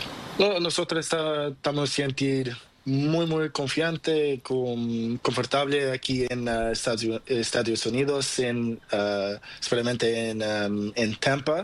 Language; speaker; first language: Spanish; non-native, learner; Portuguese